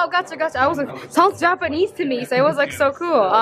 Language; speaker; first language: English; non-native, fluent; Japanese